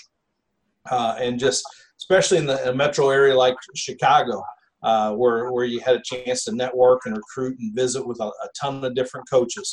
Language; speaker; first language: English; native; English